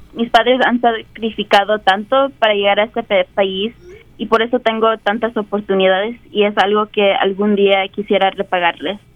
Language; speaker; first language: Spanish; early bilingual, heritage; Spanish